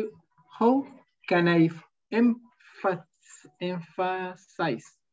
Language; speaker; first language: English; non-native, learner; Spanish